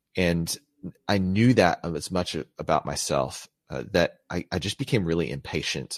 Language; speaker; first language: English; native; English